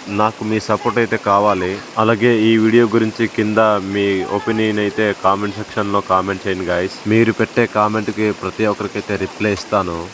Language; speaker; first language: Telugu; non-native, local second language; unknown